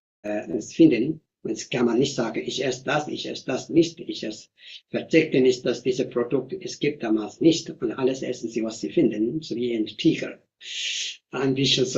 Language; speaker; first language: German; non-native, fluent; Tibetan